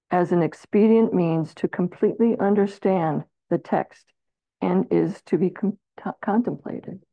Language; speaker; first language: English; native; English